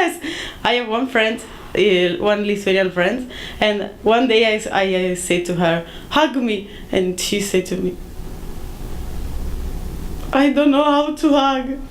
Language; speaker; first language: English; non-native, fluent; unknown